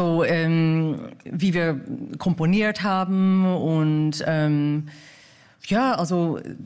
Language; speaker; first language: German; non-native, fluent; English